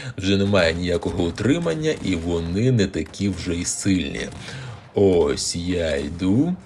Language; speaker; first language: Ukrainian; non-native, local second language; Russian